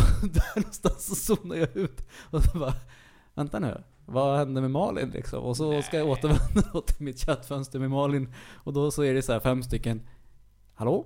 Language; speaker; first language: Swedish; native; Swedish